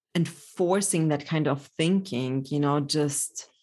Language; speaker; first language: English; early bilingual, other home language; Polish